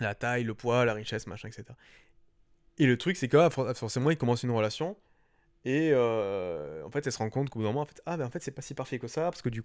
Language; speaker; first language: French; native; French